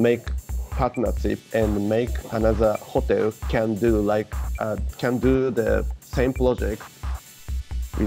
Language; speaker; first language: English; non-native, learner; Japanese